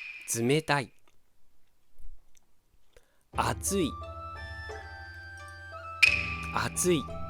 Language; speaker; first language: Japanese; non-native, fluent; Portuguese